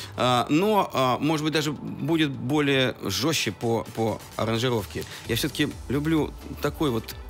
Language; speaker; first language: Russian; native; Russian